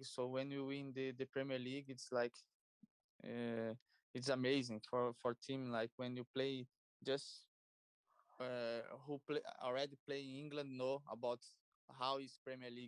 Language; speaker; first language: English; non-native, learner; Portuguese